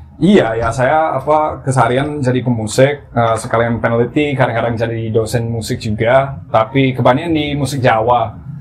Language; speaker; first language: Indonesian; non-native, fluent; English